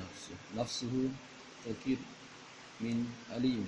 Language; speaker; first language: Arabic; non-native, learner; Indonesian